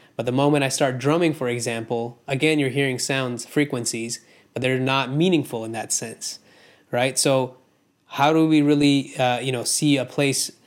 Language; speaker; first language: English; non-native, local second language; Hindi